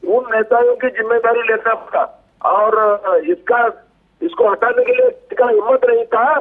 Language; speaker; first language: Hindi; native; Hindi